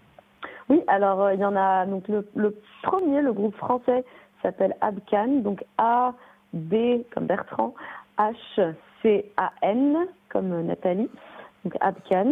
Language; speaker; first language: French; native; French